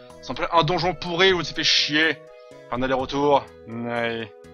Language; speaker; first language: French; native; French